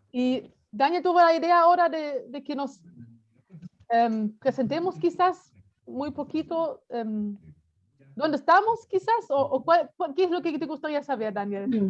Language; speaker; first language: Spanish; non-native, fluent; German